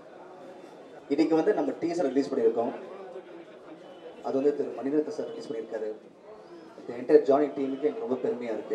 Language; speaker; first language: Tamil; native; Tamil